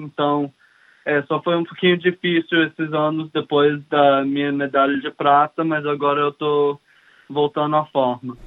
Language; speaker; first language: Portuguese; early bilingual, heritage; English